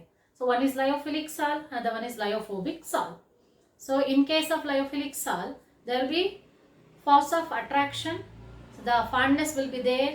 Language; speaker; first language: English; non-native, local second language; Kannada